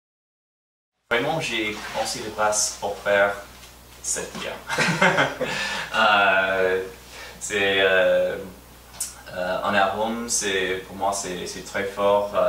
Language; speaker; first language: French; non-native, fluent; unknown